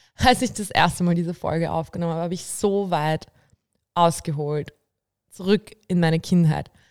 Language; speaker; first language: German; early bilingual, other home language; Bulgarian